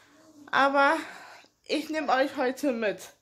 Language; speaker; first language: German; early bilingual, other home language; Turkish